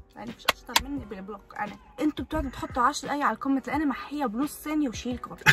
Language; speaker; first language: Arabic; early bilingual, heritage; Arabic